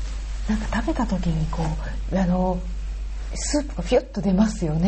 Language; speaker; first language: Japanese; native; Japanese